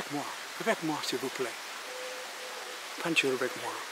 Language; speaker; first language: French; non-native, learner; English